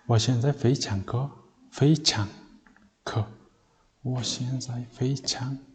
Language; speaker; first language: Chinese; non-native, fluent; Mongolian